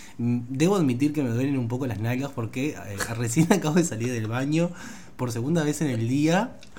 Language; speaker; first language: Spanish; native; Spanish